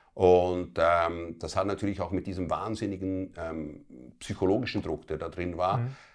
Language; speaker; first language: German; early bilingual, other home language; Italian